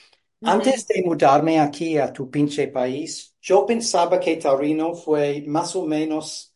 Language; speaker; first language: Spanish; non-native, fluent; English